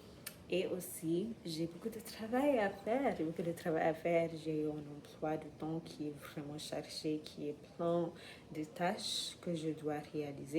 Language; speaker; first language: French; non-native, learner; English